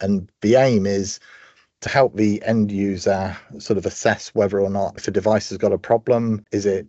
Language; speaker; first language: English; native; English